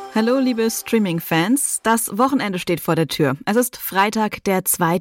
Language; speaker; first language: German; native; German